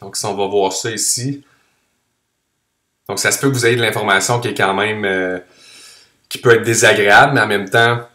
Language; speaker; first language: French; native; French